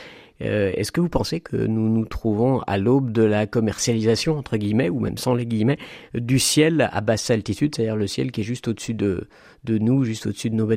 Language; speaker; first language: French; native; French